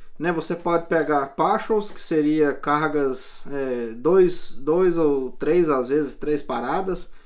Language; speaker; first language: Portuguese; native; Portuguese